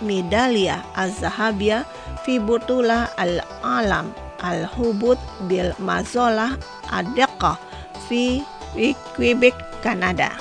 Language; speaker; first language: Arabic; non-native, fluent; Indonesian